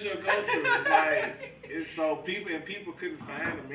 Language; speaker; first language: English; native; English